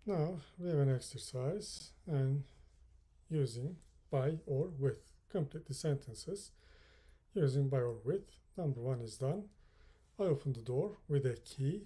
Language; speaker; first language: English; non-native, fluent; Turkish